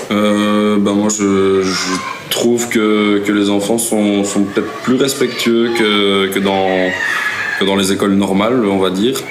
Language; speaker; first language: French; native; French